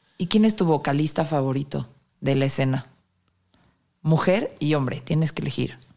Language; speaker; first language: Spanish; native; Spanish